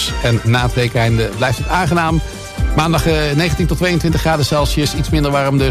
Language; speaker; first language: Dutch; native; Dutch